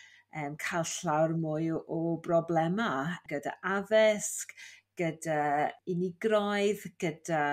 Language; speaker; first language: Welsh; non-native, fluent; English